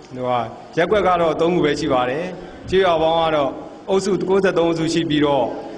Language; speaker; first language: Burmese; native; Burmese